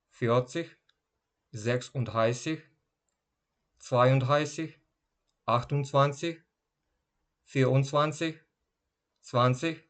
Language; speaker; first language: German; non-native, learner; Ukrainian